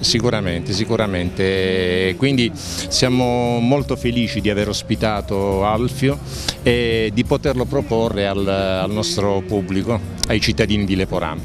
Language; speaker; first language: Italian; native; Italian